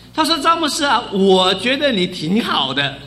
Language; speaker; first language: Chinese; native; Chinese